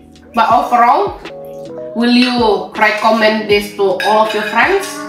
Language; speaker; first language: English; non-native, fluent; Indonesian